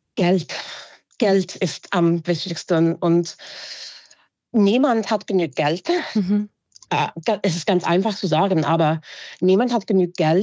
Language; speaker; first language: German; non-native, fluent; English